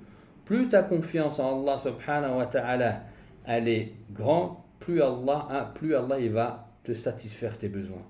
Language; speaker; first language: French; native; French